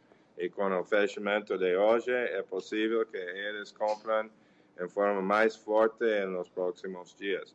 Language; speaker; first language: Portuguese; non-native, learner; English